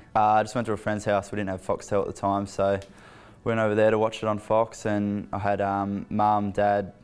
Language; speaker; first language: English; native; English